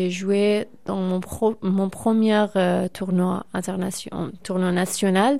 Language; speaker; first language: French; non-native, fluent; Persian